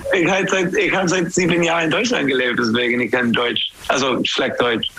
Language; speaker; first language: German; non-native, learner; English